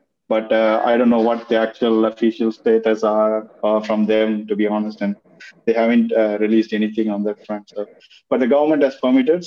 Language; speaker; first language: English; non-native, local second language; Tamil